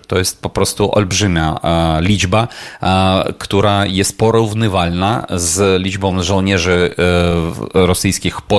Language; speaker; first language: Polish; non-native, fluent; Ukrainian